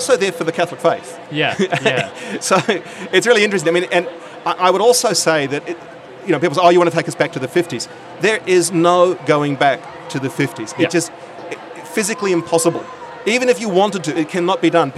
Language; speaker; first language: English; native; English